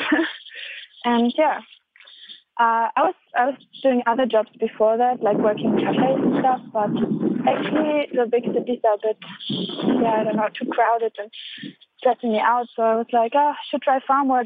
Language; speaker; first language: English; non-native, fluent; German